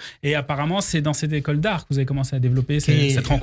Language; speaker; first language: French; native; French